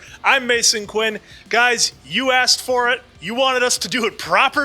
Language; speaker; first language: English; native; English